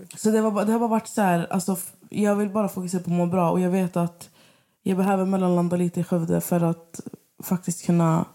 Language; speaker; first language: Swedish; native; Swedish